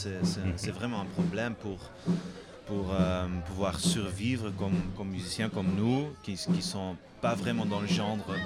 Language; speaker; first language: French; non-native, fluent; Dutch